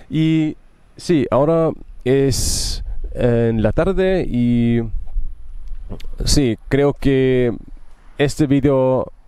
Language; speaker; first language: Spanish; non-native, learner; German